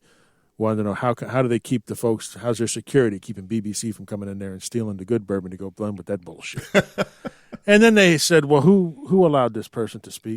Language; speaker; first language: English; native; English